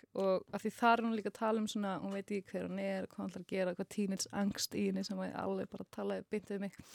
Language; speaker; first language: Icelandic; early bilingual, heritage; Icelandic